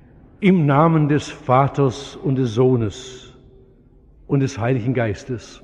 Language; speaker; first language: German; native; German